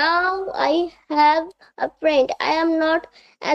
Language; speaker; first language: English; non-native, learner; Bangla